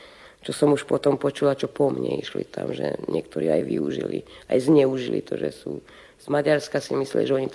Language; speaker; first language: Slovak; early bilingual, heritage; Slovak